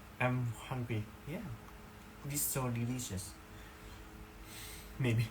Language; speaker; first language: English; non-native, learner; Thai